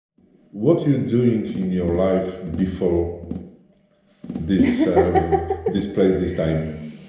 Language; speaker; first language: English; non-native, learner; Polish